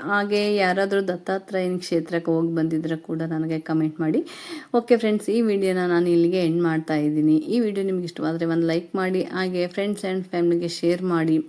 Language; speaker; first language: Kannada; native; Kannada